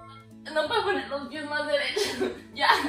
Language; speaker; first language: Spanish; early bilingual, heritage; Spanish